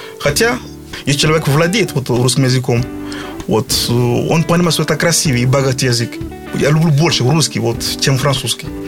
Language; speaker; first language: Russian; non-native, fluent; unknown